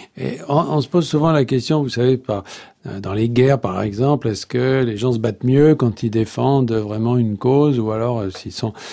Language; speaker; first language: French; native; French